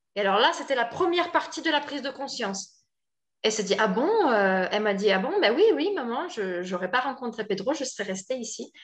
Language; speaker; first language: French; native; French